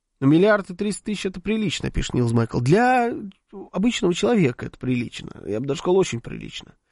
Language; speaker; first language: Russian; native; Russian